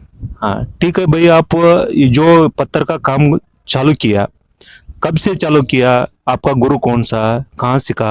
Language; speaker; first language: Hindi; non-native, local second language; Kannada